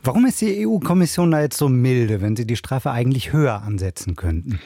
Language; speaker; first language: German; native; German